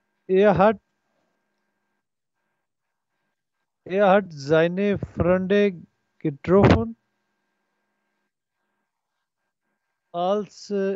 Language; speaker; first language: German; non-native, learner; Urdu